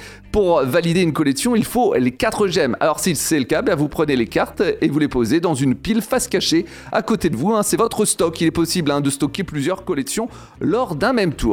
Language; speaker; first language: French; native; French